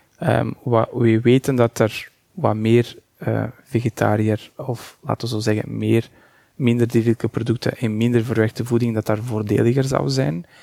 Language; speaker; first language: Dutch; non-native, fluent; Portuguese